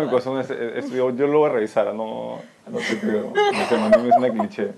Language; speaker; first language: Spanish; native; Spanish